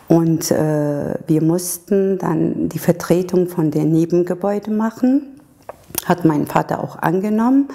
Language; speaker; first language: German; early bilingual, other home language; Turkish